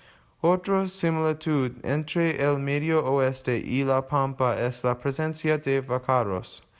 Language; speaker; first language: Spanish; non-native, learner; English